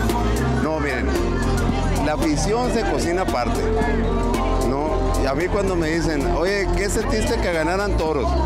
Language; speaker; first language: Spanish; native; Spanish